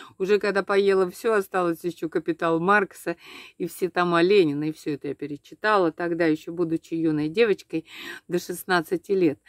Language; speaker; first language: Russian; native; Russian